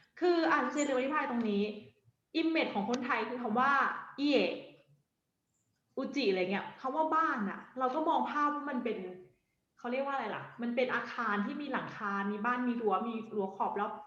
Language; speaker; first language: Thai; native; Thai